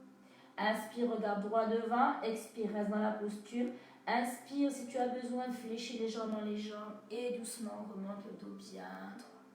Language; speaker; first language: French; native; French